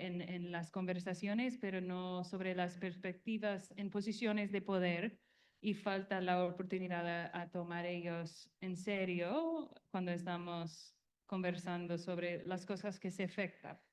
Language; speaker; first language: Spanish; non-native, learner; English